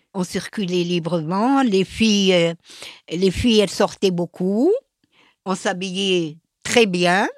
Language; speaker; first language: French; non-native, local second language; Arabic